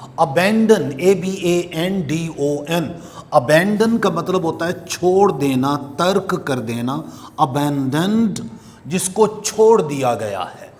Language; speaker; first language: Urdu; non-native, local second language; Punjabi